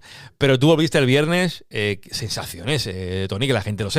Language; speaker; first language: Spanish; native; Spanish